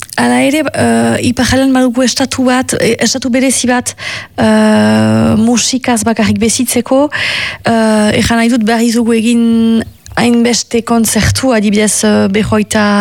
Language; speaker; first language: Basque; native; Basque